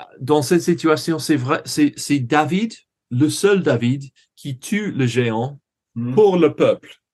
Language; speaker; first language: French; non-native, learner; English